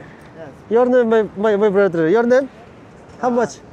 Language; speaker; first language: English; non-native, learner; Mongolian